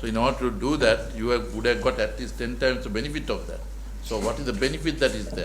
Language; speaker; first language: English; non-native, local second language; Sinhala